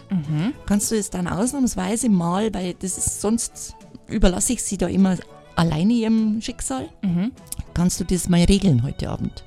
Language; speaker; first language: German; native; German